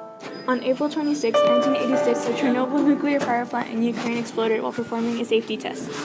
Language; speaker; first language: English; native; English